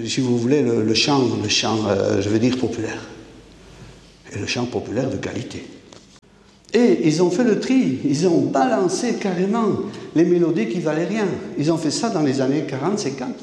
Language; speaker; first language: French; native; French